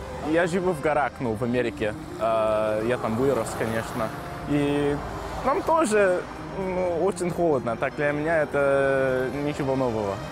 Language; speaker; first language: Russian; non-native, fluent; English